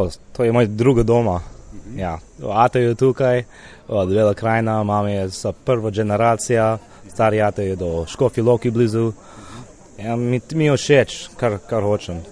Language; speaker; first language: Slovenian; early bilingual, heritage; Slovenian